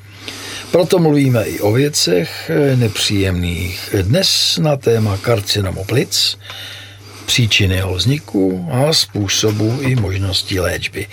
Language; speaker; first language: Czech; native; Czech